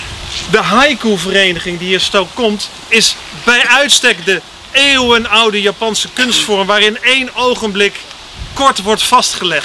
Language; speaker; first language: Dutch; native; Dutch